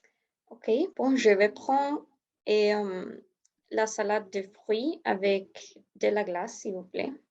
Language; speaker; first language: French; non-native, learner; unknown